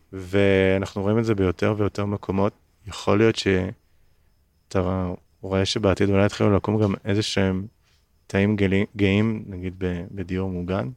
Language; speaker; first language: Hebrew; native; Hebrew